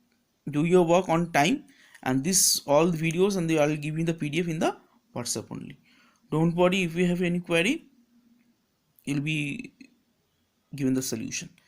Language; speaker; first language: English; non-native, local second language; Bangla